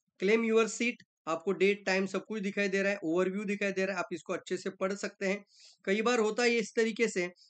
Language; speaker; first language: Hindi; non-native, local second language; Marathi